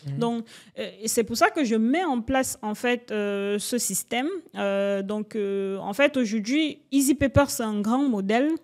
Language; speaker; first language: French; native; French